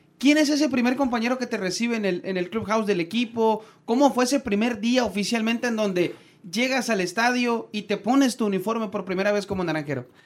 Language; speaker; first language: Spanish; native; Spanish